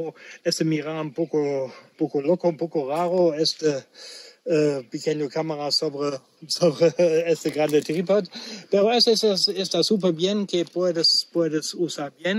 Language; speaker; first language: Spanish; non-native, learner; German